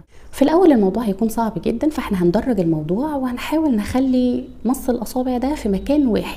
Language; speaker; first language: Arabic; native; Arabic